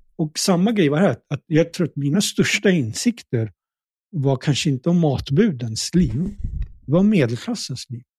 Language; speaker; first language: Swedish; early bilingual, other home language; Punjabi